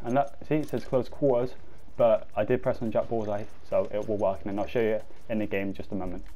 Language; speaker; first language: English; native; English